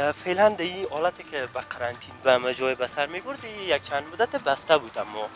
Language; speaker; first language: Persian; native; Persian